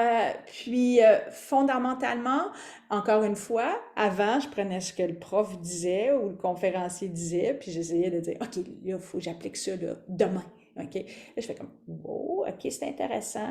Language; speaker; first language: French; native; French